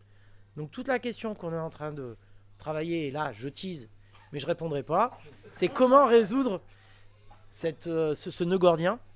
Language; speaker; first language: French; native; French